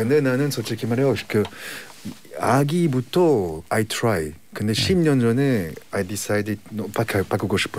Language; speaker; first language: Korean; non-native, learner; French